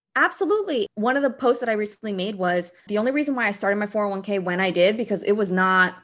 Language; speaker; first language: English; early bilingual, other home language; Portuguese